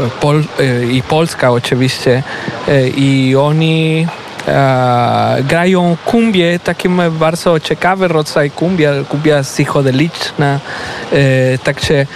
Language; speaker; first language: Polish; non-native, learner; Spanish